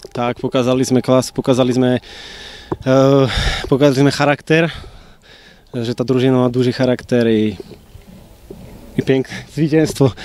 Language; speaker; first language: Polish; non-native, fluent; Slovak